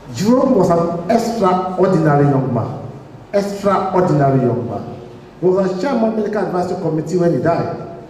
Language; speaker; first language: English; non-native, local second language; Yoruba